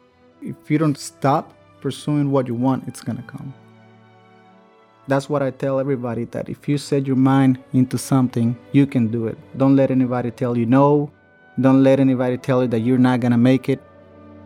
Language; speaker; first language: English; non-native, fluent; Spanish